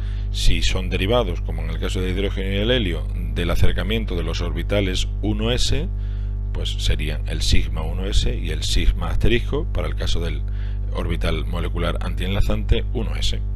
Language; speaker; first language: Spanish; native; Spanish